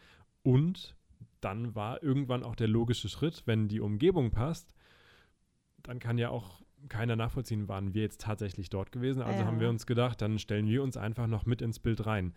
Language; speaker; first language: German; native; German